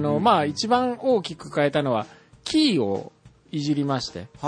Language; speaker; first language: Japanese; native; Japanese